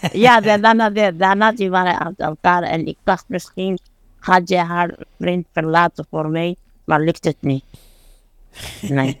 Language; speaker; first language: Dutch; non-native, fluent; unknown